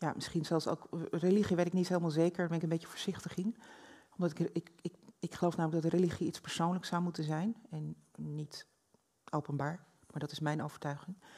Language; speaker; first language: Dutch; native; Dutch